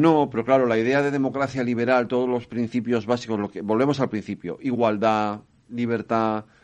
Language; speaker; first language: Spanish; native; Spanish